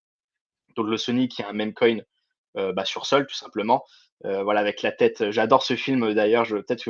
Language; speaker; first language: French; native; French